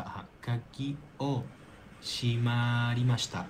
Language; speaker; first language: Japanese; non-native, learner; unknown